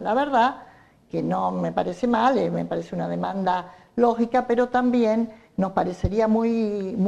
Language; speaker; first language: Spanish; native; Spanish